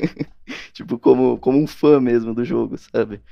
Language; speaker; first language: Portuguese; native; Portuguese